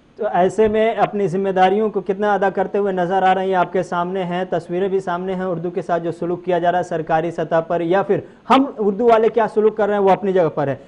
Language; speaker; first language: Urdu; native; Urdu